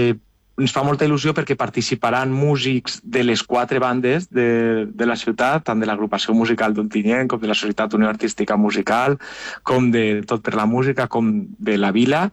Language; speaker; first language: Catalan; native; Catalan